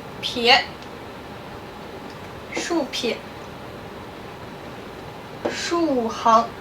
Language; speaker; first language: Chinese; non-native, fluent; English